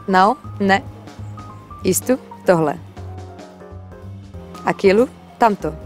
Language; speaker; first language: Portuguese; non-native, fluent; Czech